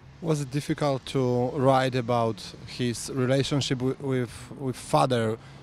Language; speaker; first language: English; non-native, fluent; Polish